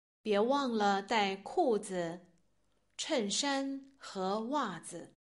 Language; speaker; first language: Chinese; non-native, learner; Russian